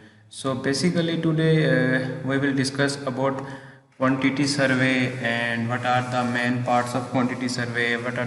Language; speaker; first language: English; non-native, local second language; Hindi